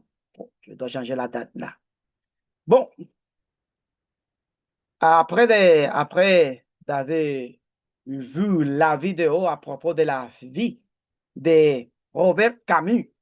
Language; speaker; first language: French; non-native, learner; Spanish